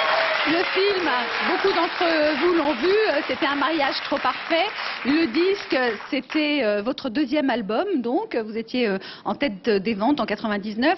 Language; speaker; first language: French; native; French